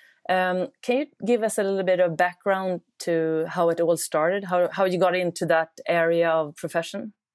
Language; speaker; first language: English; non-native, fluent; Swedish